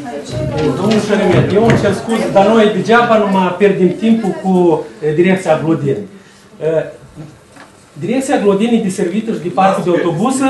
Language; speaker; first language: Romanian; native; Romanian